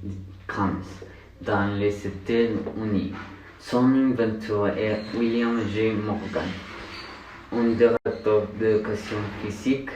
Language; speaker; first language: French; non-native, learner; Spanish